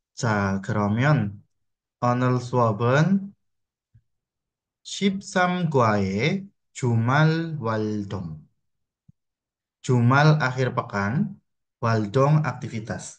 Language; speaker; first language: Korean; non-native, fluent; Indonesian